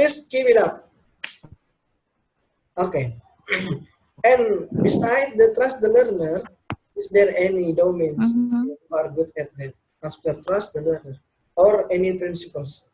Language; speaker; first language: English; non-native, learner; Indonesian